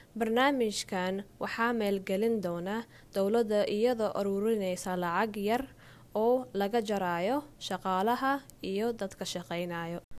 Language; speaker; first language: Somali; early bilingual, heritage; Somali